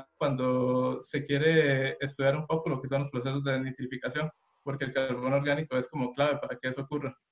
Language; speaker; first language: Spanish; native; Spanish